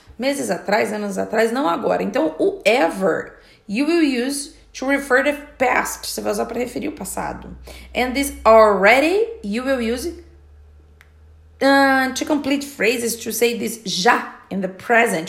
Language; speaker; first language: English; non-native, learner; Portuguese